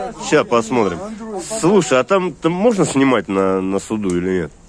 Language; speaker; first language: Russian; native; Russian